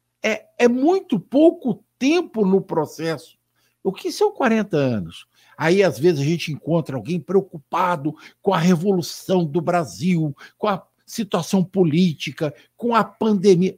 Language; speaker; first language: Portuguese; native; Portuguese